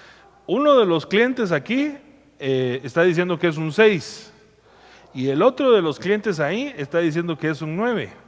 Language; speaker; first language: Spanish; native; Spanish